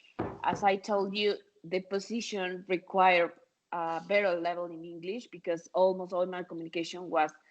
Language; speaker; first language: English; non-native, fluent; Spanish